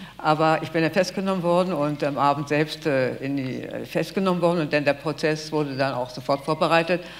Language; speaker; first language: German; native; German